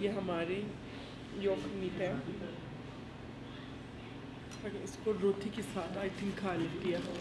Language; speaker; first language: Hindi; non-native, fluent; Turkish